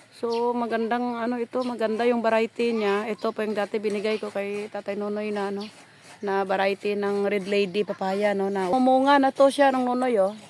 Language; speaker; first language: Filipino; native; Filipino